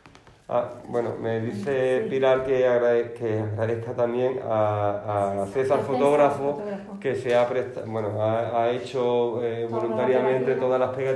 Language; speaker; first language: Spanish; native; Spanish